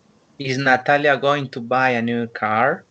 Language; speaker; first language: English; non-native, learner; Spanish